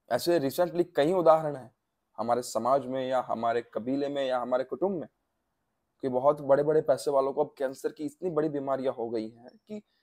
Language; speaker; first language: Hindi; non-native, local second language; Gujarati